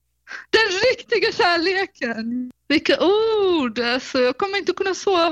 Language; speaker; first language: Swedish; non-native, fluent; Baluchi